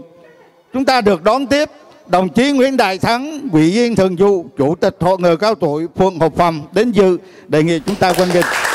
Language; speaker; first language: Vietnamese; native; Vietnamese